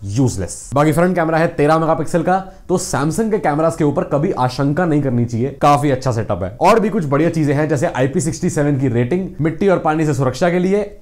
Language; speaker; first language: Hindi; native; Hindi